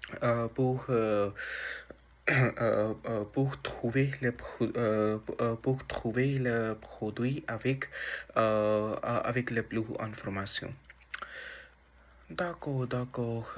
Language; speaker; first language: French; non-native, learner; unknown